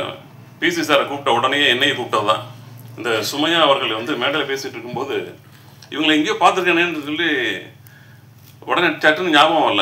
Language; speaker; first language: Tamil; native; Tamil